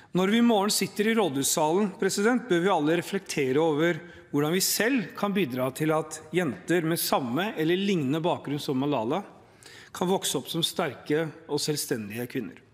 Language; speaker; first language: Norwegian; early bilingual, other home language; Urdu